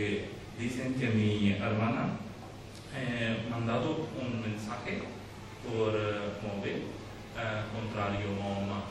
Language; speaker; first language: Spanish; non-native, learner; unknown